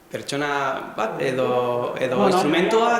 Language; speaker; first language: Basque; non-native, local second language; Spanish